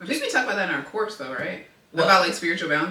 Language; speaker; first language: English; native; English